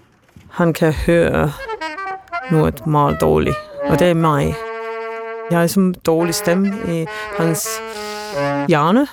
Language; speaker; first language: Danish; non-native, fluent; Estonian